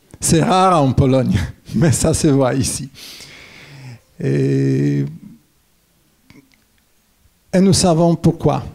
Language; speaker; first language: French; non-native, fluent; Polish